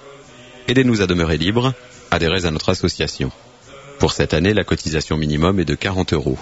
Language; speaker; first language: French; native; French